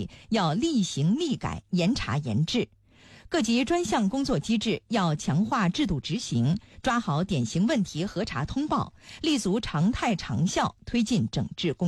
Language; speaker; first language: Chinese; native; Chinese